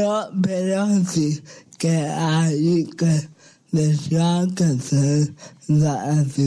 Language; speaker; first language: Catalan; non-native, local second language; Spanish